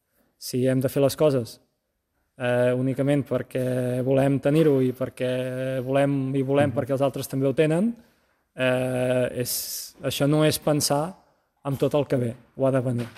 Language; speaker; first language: Catalan; native; Catalan